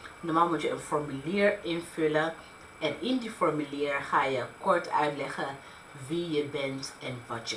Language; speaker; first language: Dutch; early bilingual, other home language; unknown